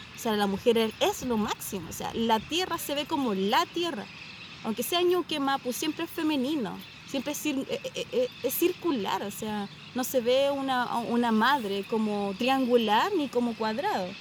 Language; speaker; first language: Spanish; native; Spanish